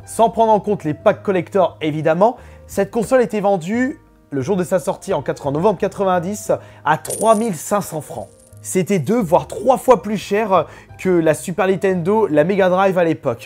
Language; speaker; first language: French; native; French